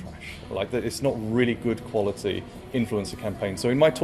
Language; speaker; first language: English; native; English